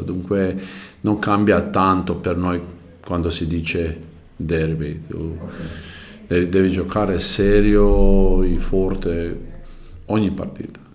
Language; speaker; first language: Italian; non-native, learner; Croatian